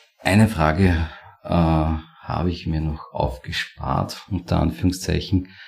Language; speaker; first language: German; native; German